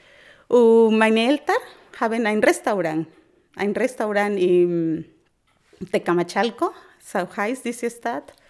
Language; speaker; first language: German; non-native, learner; Spanish